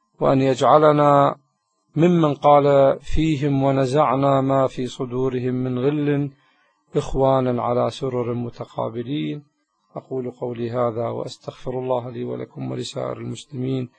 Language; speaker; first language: Arabic; native; Arabic